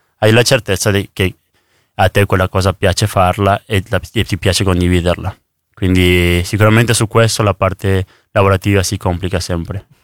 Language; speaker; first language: Italian; early bilingual, other home language; Spanish